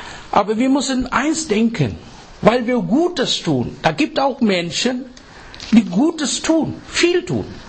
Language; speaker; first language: German; non-native, learner; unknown